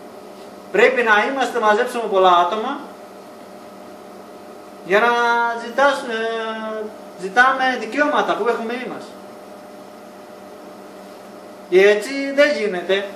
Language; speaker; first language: Greek; non-native, learner; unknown